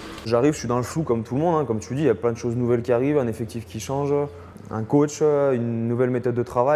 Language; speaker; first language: French; native; French